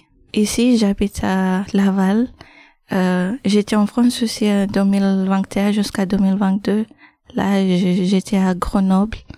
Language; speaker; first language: French; non-native, learner; English